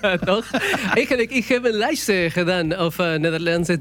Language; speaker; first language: Dutch; non-native, learner; Spanish